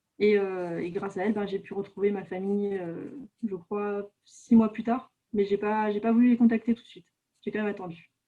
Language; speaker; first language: French; native; French